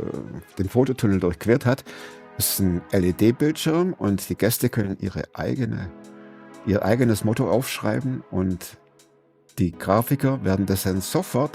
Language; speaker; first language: German; native; German